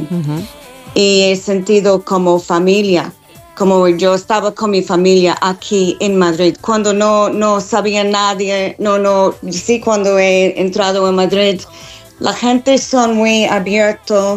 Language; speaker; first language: Spanish; non-native, learner; English